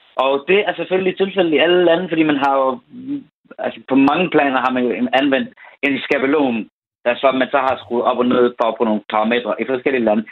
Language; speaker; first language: Danish; early bilingual, other home language; Persian